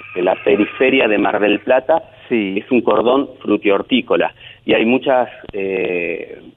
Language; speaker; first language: Spanish; native; Spanish